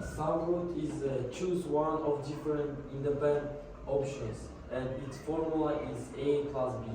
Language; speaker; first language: English; non-native, learner; Kazakh